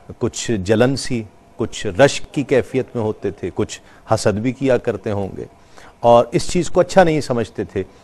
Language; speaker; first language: Urdu; native; Urdu